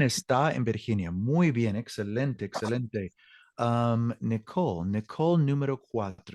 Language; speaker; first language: Spanish; non-native, learner; English